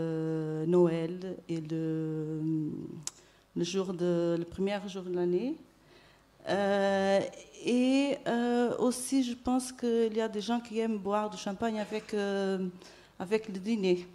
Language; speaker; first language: French; non-native, fluent; Portuguese